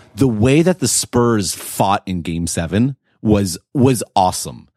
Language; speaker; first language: English; native; English